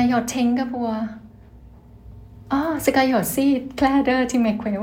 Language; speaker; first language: Swedish; non-native, learner; Thai